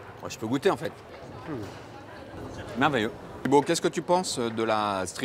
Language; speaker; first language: French; native; French